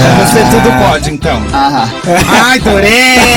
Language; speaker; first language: Portuguese; native; Portuguese